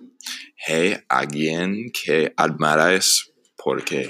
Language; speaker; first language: Spanish; non-native, learner; English